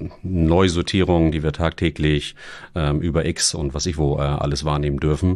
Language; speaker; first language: German; native; German